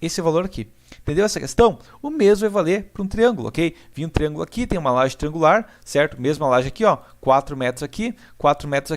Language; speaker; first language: Portuguese; native; Portuguese